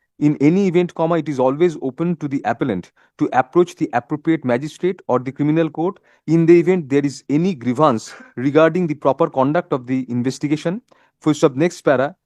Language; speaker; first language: English; non-native, local second language; Bangla